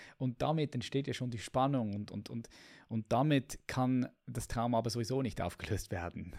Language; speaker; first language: German; native; German